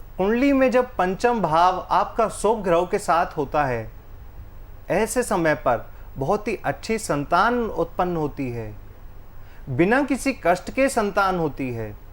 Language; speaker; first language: Hindi; native; Hindi